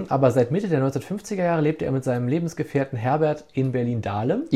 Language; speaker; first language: German; native; German